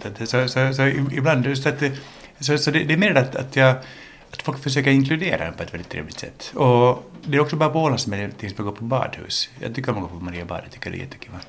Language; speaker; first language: Swedish; early bilingual, other home language; English